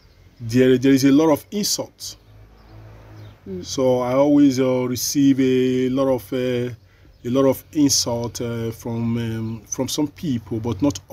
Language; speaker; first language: English; non-native, learner; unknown